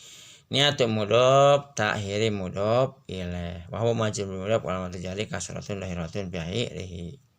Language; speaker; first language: Arabic; non-native, fluent; Sundanese